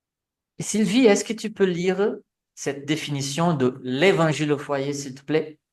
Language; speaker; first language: French; non-native, fluent; Portuguese